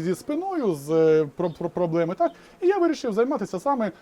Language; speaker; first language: Ukrainian; native; Ukrainian